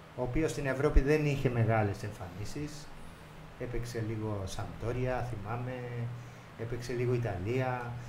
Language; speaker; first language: Greek; non-native, fluent; Spanish